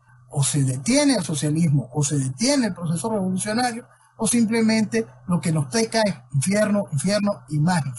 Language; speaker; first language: Spanish; native; Spanish